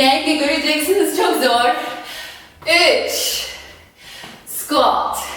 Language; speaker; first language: Turkish; non-native, fluent; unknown